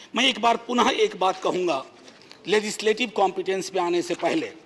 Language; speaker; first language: Hindi; native; Hindi